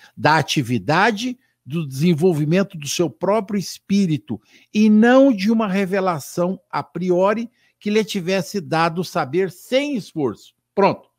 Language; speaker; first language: Portuguese; native; Portuguese